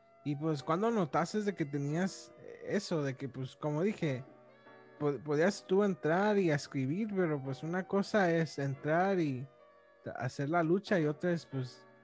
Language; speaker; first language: Spanish; native; Spanish